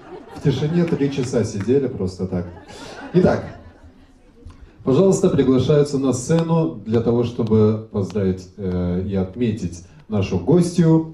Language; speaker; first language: Russian; native; Russian